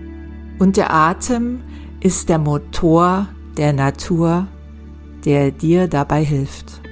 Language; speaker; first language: German; native; German